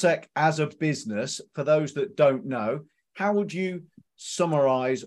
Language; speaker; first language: English; native; English